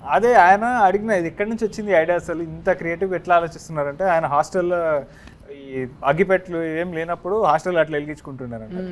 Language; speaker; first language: Telugu; native; Telugu